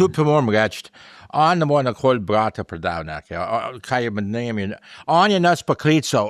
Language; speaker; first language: Slovenian; early bilingual, heritage; English